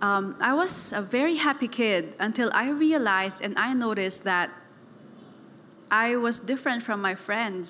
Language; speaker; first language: English; non-native, local second language; Cebuano